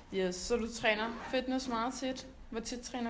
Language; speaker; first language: Danish; native; Danish